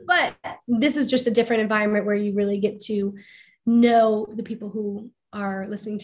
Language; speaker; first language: English; native; English